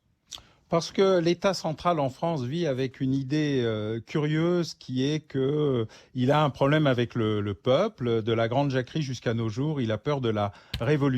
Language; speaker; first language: French; native; French